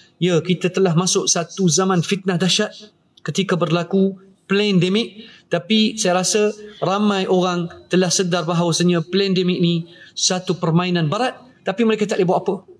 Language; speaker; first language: Malay; native; Malay